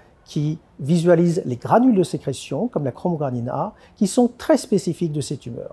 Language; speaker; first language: French; native; French